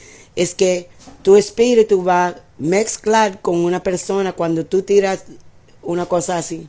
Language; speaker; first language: Spanish; early bilingual, heritage; English